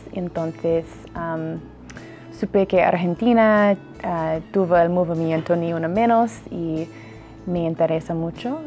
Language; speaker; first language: Spanish; non-native, fluent; English